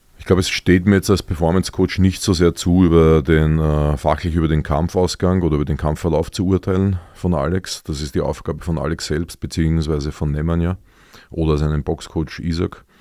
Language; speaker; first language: German; native; German